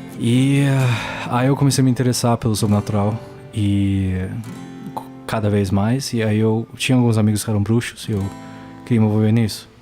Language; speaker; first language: Portuguese; early bilingual, heritage; English